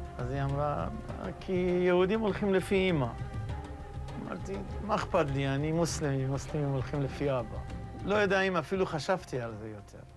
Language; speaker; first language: Hebrew; non-native, fluent; Persian